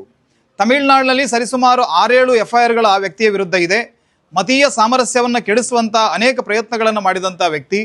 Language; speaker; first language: Kannada; native; Kannada